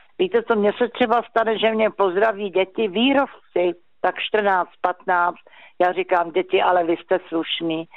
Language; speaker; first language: Czech; native; Czech